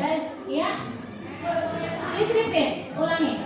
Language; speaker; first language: English; non-native, local second language; Indonesian